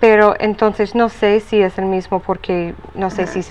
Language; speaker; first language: Spanish; non-native, learner; English